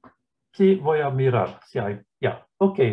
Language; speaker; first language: Spanish; non-native, fluent; German